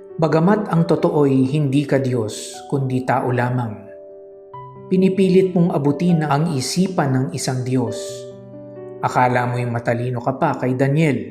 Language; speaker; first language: Filipino; native; Filipino